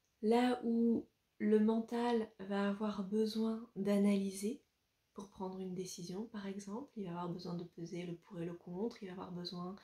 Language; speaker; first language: French; native; French